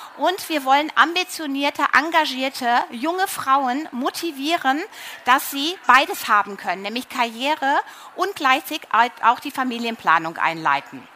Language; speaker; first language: German; native; German